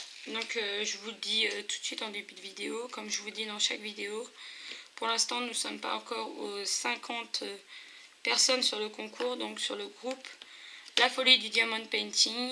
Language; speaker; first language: French; native; French